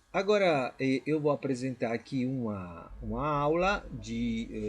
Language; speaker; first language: Portuguese; non-native, fluent; Italian